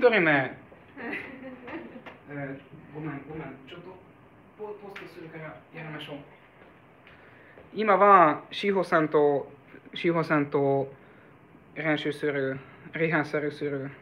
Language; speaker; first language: Japanese; non-native, fluent; Hungarian